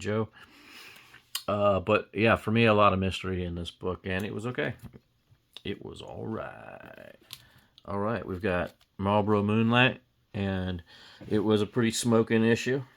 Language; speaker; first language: English; native; English